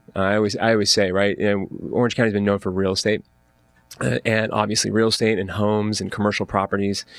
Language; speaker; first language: English; native; English